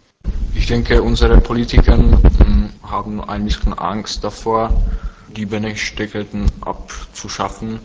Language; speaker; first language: German; non-native, fluent; Czech